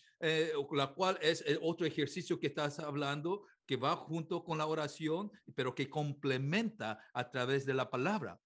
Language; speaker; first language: Spanish; non-native, fluent; Korean